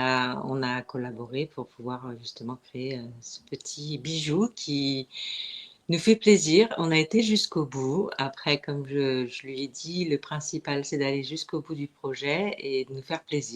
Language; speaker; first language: French; native; French